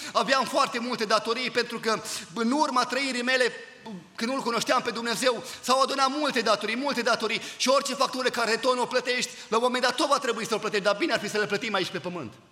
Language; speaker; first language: Romanian; native; Romanian